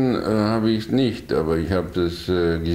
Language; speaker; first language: Dutch; non-native, learner; German